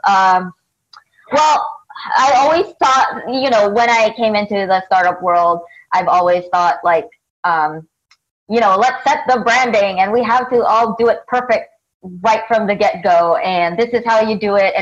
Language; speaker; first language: English; non-native, local second language; Filipino